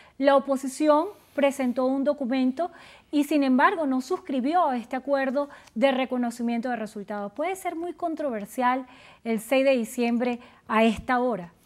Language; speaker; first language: Spanish; native; Spanish